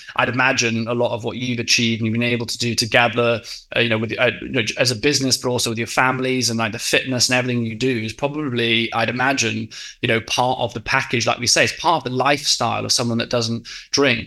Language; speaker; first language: English; native; English